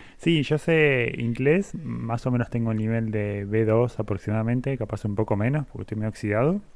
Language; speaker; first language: Spanish; native; Spanish